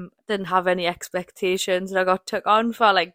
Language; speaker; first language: English; native; English